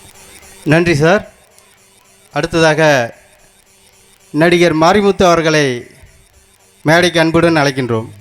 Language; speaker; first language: Tamil; native; Tamil